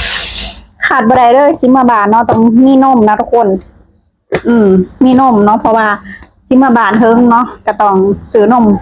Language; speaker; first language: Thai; non-native, local second language; Lao